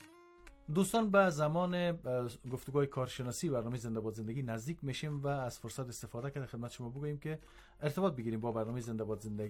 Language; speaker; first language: Persian; native; Persian